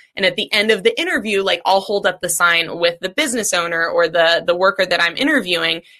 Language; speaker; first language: English; native; English